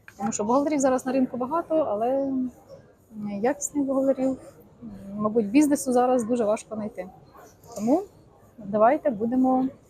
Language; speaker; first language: Ukrainian; non-native, local second language; Russian